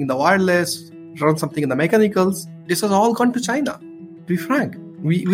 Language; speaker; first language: English; non-native, local second language; Odia